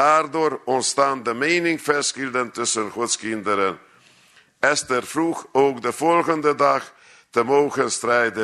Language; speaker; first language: Dutch; non-native, fluent; Hungarian